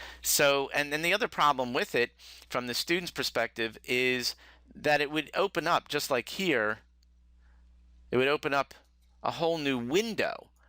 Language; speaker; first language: English; native; English